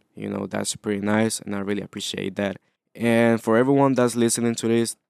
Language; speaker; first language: English; early bilingual, other home language; Spanish